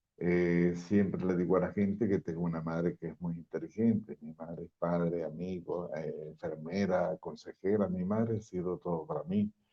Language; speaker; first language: Spanish; native; Spanish